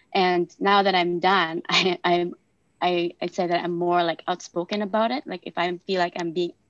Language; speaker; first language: English; non-native, local second language; Filipino